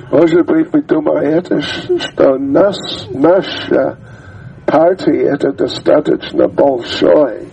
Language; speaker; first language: Russian; non-native, learner; English